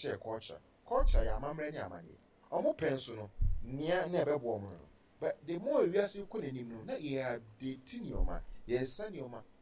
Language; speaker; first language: English; non-native, local second language; Akan